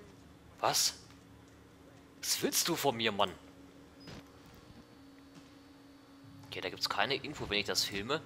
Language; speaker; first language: German; native; German